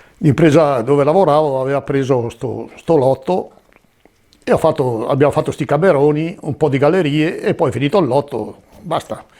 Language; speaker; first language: Italian; native; Italian